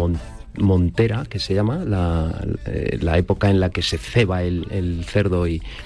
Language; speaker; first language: Spanish; native; Spanish